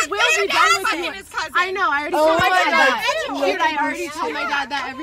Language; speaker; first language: English; native; English